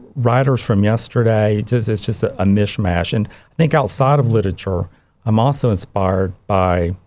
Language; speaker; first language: English; native; English